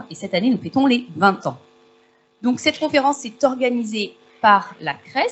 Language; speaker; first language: French; native; French